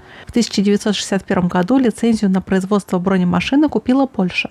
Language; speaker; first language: Russian; native; Russian